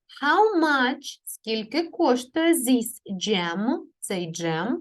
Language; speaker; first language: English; non-native, fluent; Ukrainian